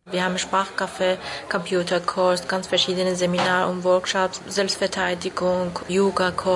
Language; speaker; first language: German; non-native, learner; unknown